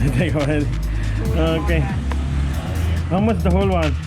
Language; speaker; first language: English; non-native, local second language; Filipino